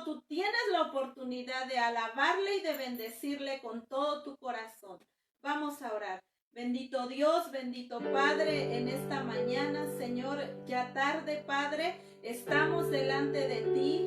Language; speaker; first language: Spanish; native; Spanish